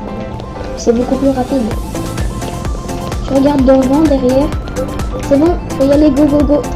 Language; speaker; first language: French; native; French